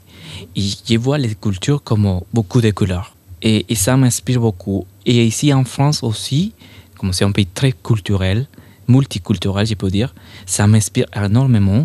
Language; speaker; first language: French; non-native, fluent; Spanish